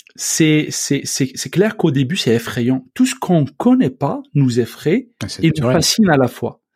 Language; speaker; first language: French; non-native, local second language; Arabic